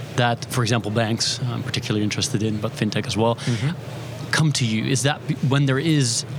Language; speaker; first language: English; non-native, fluent; Dutch